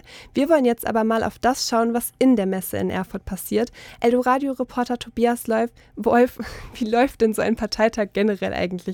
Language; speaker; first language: German; native; German